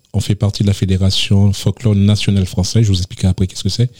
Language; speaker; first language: French; native; French